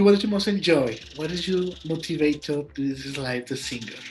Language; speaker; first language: English; non-native, learner; Spanish